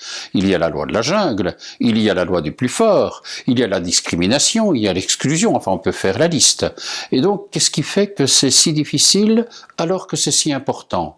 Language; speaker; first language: French; native; French